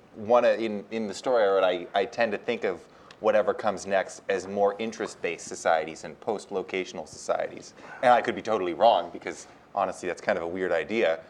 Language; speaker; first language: English; native; English